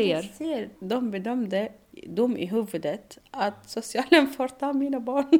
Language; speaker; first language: Swedish; non-native, learner; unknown